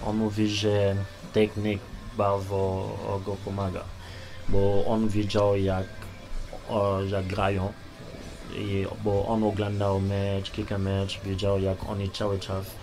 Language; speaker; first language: Polish; non-native, learner; Lingala